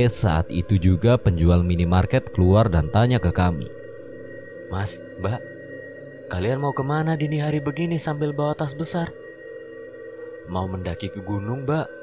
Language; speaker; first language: Indonesian; native; Indonesian